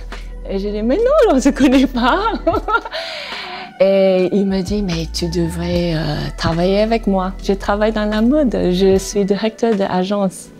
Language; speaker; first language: French; non-native, fluent; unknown